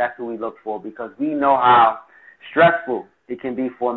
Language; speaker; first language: English; native; English